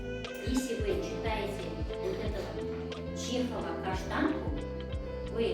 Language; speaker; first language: Russian; non-native, local second language; Kazakh